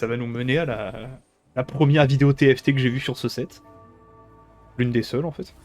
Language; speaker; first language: French; native; French